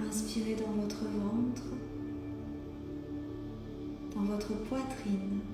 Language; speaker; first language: French; native; French